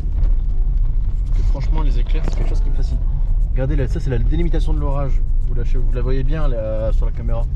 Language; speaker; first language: French; native; French